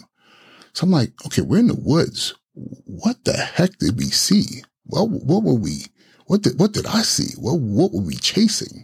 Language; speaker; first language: English; non-native, local second language; Igbo